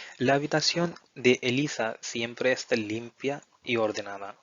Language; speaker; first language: Spanish; non-native, fluent; Hindi